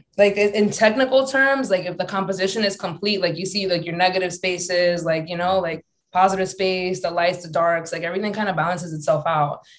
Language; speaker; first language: English; native; English